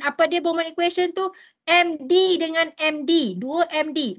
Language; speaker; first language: Malay; native; Malay